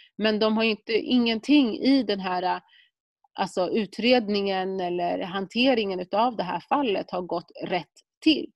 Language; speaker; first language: Swedish; native; Swedish